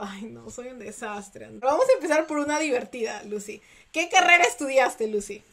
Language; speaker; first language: Spanish; native; Spanish